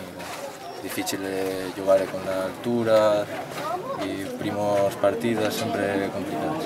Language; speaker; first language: Italian; non-native, learner; Spanish